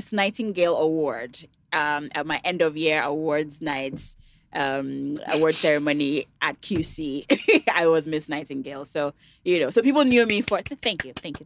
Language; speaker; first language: English; non-native, local second language; Yoruba